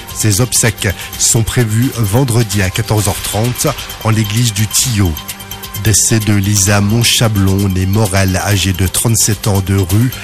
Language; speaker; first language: French; native; French